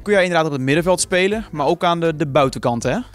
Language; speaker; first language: Dutch; native; Dutch